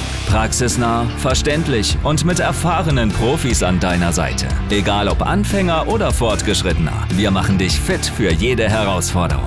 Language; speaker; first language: German; native; German